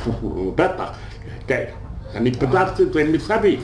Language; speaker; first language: Hebrew; non-native, fluent; Yiddish